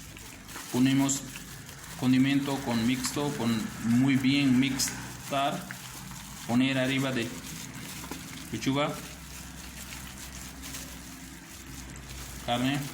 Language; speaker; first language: Spanish; non-native, learner; Urdu